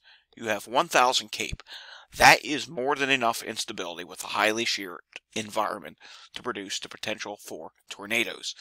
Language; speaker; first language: English; native; English